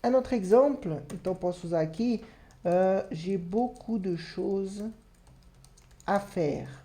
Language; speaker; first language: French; non-native, fluent; Portuguese